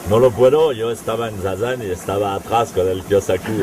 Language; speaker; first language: Spanish; non-native, fluent; French